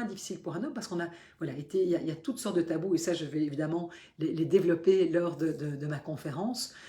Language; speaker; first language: French; native; French